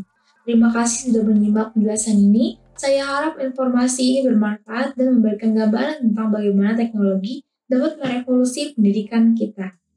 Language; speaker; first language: Indonesian; native; Indonesian